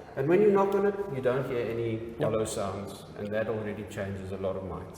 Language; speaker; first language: English; non-native, local second language; Afrikaans